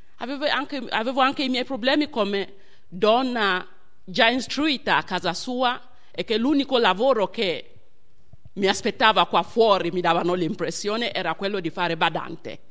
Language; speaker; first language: Italian; non-native, fluent; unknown